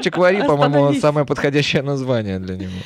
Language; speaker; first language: Russian; native; Russian